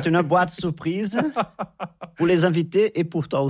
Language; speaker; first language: French; non-native, fluent; Portuguese